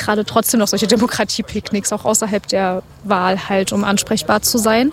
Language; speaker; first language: German; native; German